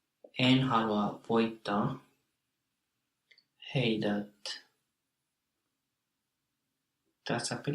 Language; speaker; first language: Finnish; non-native, learner; English